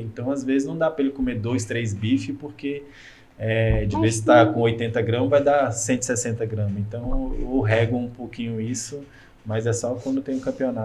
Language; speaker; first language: Portuguese; native; Portuguese